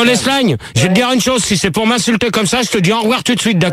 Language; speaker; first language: French; native; French